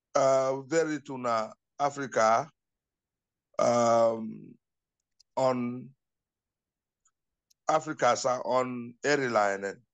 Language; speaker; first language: Finnish; non-native, learner; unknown